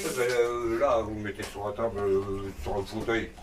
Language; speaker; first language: French; native; French